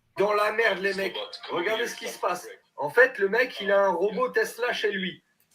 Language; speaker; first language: French; native; French